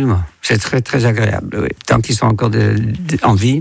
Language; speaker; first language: French; non-native, fluent; Dutch